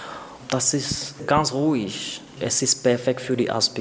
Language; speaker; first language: German; non-native, learner; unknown